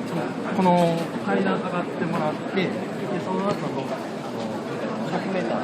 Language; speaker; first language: Japanese; native; Japanese